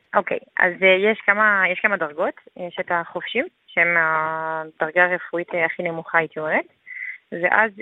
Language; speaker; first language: Hebrew; non-native, fluent; French